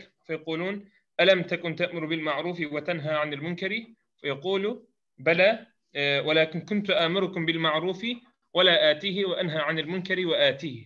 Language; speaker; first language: Arabic; non-native, fluent; Turkish